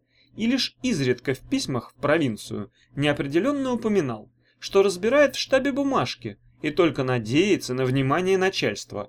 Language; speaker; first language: Russian; native; Russian